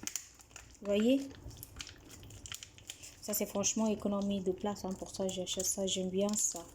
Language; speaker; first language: French; non-native, fluent; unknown